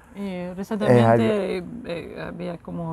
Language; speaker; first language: Spanish; non-native, fluent; French